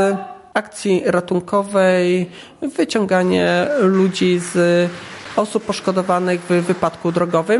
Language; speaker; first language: Polish; native; Polish